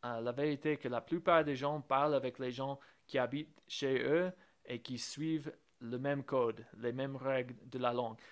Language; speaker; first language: French; non-native, fluent; English